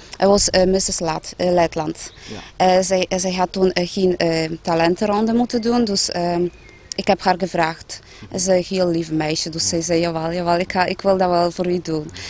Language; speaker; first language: Dutch; non-native, fluent; Polish